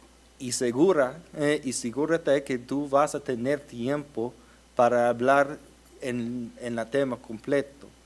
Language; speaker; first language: Spanish; early bilingual, heritage; Spanish